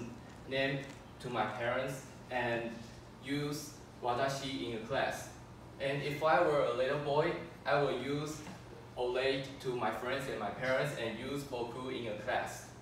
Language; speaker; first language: English; non-native, fluent; Chinese